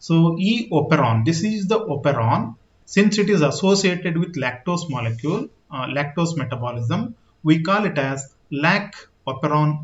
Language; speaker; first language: English; non-native, local second language; Kannada